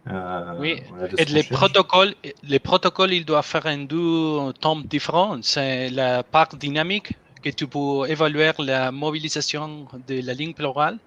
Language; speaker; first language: French; non-native, learner; Spanish